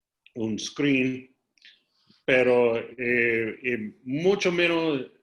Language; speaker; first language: Spanish; non-native, learner; English